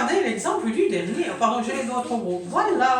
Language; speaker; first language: French; native; French